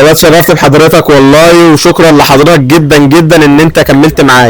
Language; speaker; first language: Arabic; native; Arabic